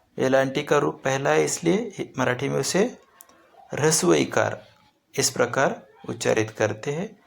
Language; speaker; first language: Hindi; non-native, local second language; Marathi